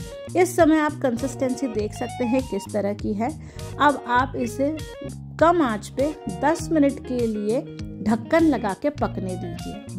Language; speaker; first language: Hindi; native; Hindi